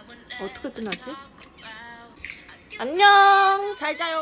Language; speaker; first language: Korean; non-native, fluent; Chinese